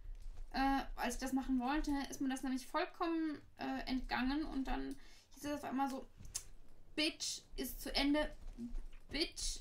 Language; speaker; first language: German; native; German